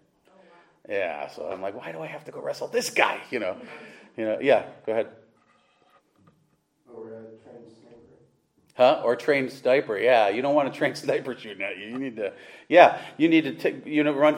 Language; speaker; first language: English; native; English